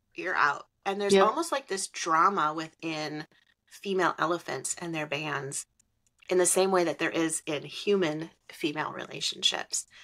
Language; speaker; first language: English; native; English